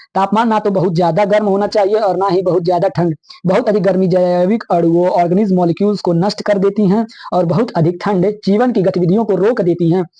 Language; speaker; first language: Hindi; native; Hindi